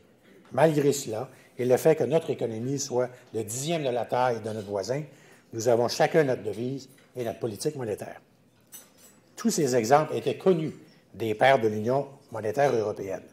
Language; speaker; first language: French; native; French